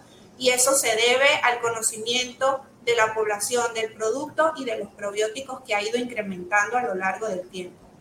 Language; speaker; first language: Spanish; native; Spanish